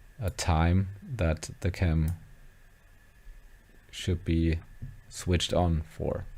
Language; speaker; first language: English; non-native, fluent; German